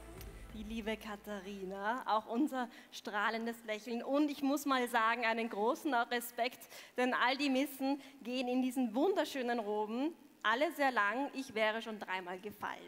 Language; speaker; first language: German; native; German